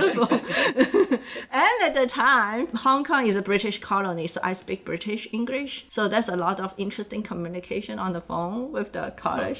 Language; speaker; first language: English; non-native, local second language; Cantonese